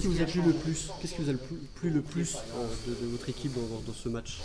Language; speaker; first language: French; native; French